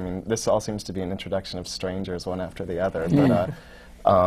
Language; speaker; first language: English; native; English